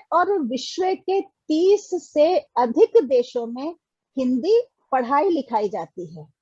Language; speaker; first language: Hindi; native; Hindi